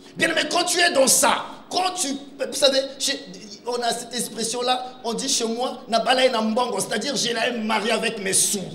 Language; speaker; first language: French; non-native, local second language; Lingala